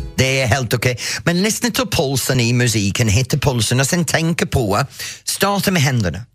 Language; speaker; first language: Swedish; non-native, fluent; English